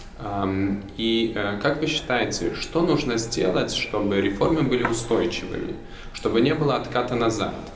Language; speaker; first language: Russian; native; Russian